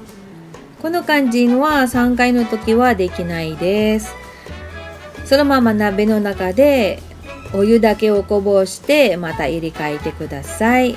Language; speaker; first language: Japanese; non-native, fluent; Filipino